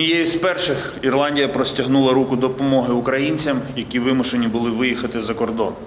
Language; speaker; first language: Ukrainian; native; Ukrainian